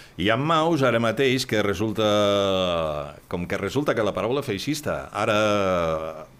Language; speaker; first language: Catalan; native; Catalan